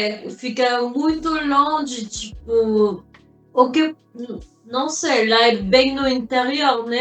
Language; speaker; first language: Portuguese; non-native, fluent; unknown